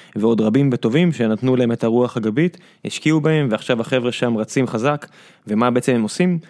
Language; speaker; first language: Hebrew; native; Hebrew